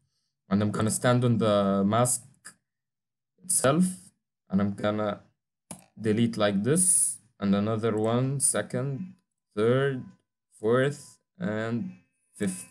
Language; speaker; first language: English; non-native, fluent; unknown